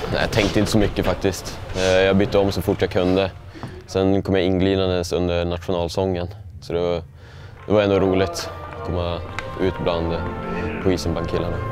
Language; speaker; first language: Swedish; native; Swedish